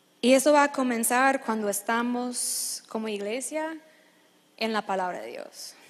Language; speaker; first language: Spanish; non-native, fluent; English